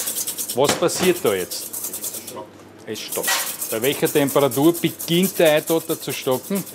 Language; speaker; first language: German; native; German